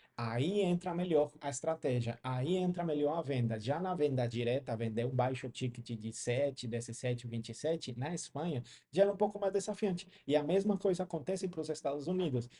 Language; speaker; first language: Portuguese; non-native, fluent; Spanish